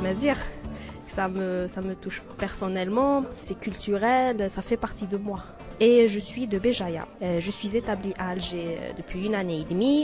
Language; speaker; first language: French; non-native, local second language; Kabyle